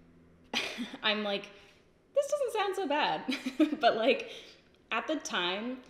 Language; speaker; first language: English; native; English